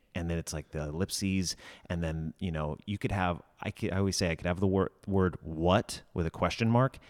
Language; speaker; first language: English; native; English